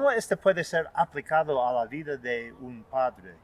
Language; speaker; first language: Spanish; non-native, fluent; English